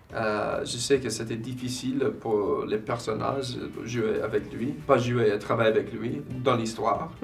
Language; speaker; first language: French; non-native, fluent; English